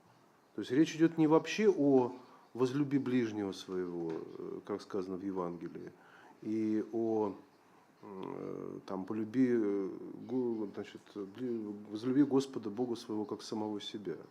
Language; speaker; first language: Russian; native; Russian